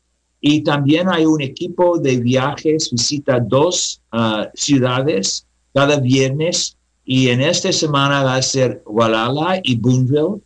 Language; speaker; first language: Spanish; non-native, learner; English